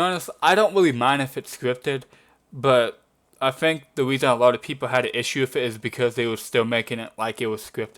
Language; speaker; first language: English; native; English